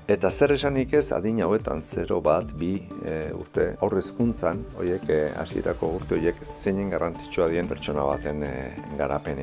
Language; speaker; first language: Basque; native; Basque